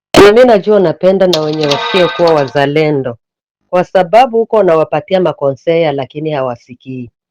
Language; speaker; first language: Swahili; native; Swahili